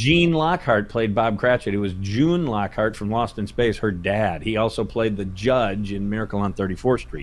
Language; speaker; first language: English; native; English